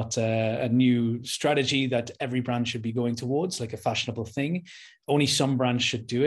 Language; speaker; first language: English; native; English